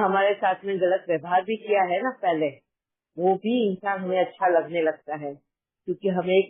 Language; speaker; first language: Hindi; native; Hindi